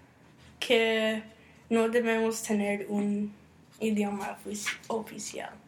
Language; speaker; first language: Spanish; non-native, learner; English